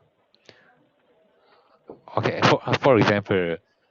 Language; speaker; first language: English; non-native, learner; Korean